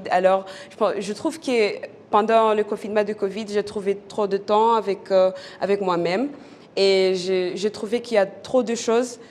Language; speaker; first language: French; non-native, local second language; Kinyarwanda